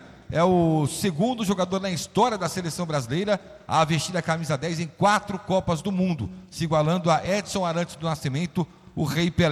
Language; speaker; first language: Portuguese; native; Portuguese